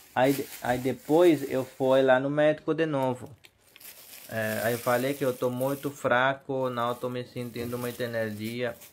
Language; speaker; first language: Portuguese; non-native, learner; Hindi